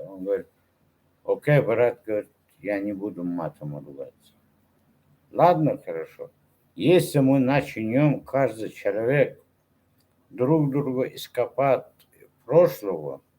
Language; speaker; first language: Russian; non-native, local second language; Turkmen